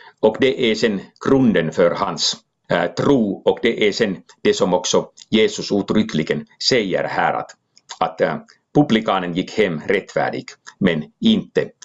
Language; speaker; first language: Swedish; non-native, local second language; Finnish